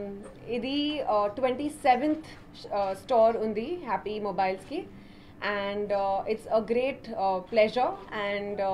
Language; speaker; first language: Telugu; non-native, local second language; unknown